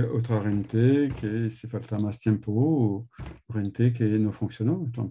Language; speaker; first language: Spanish; non-native, learner; French